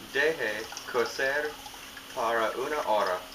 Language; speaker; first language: Spanish; non-native, learner; English